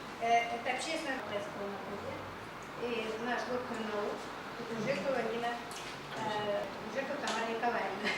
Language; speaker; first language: Russian; native; Russian